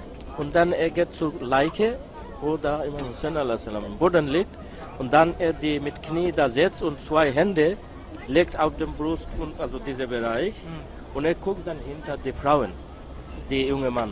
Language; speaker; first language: German; non-native, learner; Bangla